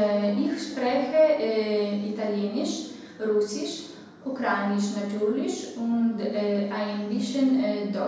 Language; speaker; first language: German; non-native, learner; Ukrainian